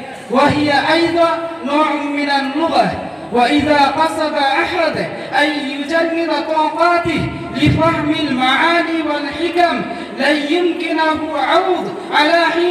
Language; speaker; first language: Arabic; non-native, learner; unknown